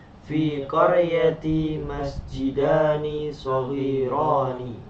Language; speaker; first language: Arabic; non-native, learner; Indonesian